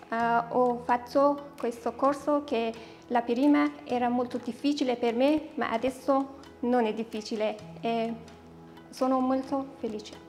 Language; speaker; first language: Italian; non-native, learner; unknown